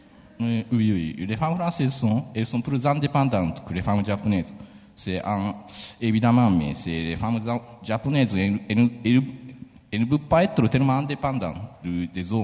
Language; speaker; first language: French; non-native, fluent; Japanese